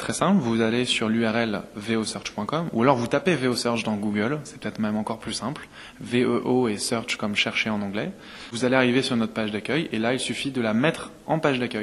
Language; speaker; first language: French; native; French